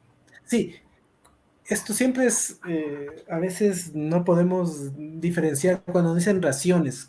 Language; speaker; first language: Spanish; native; Spanish